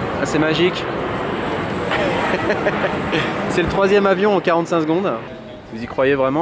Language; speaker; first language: French; native; French